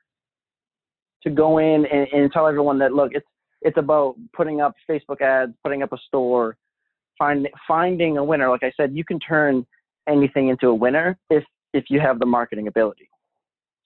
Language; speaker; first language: English; native; English